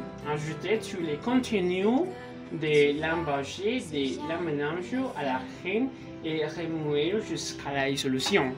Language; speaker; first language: French; non-native, learner; Spanish